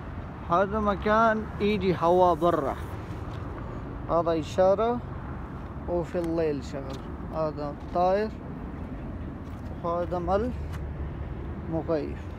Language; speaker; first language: Arabic; non-native, learner; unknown